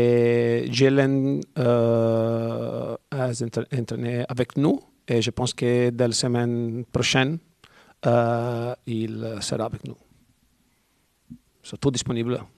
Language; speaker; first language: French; non-native, learner; Italian